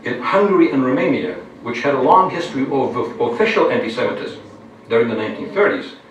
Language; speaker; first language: English; non-native, fluent; Lithuanian